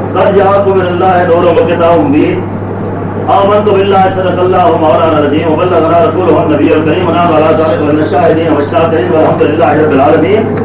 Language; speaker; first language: Urdu; non-native, local second language; Punjabi